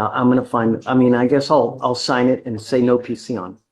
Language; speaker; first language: English; native; English